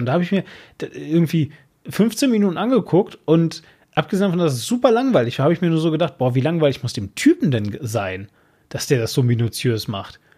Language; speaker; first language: German; native; German